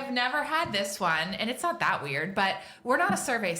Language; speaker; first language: English; native; English